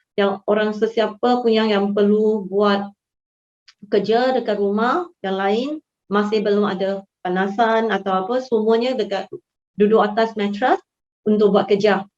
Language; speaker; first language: Malay; non-native, local second language; Chinese